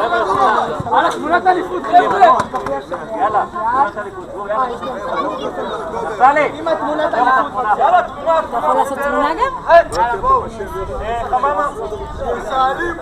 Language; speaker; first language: Hebrew; native; Hebrew